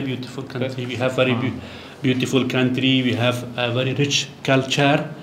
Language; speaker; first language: English; non-native, learner; Persian